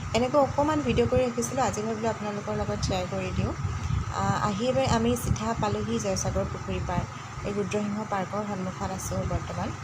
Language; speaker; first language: Assamese; native; Assamese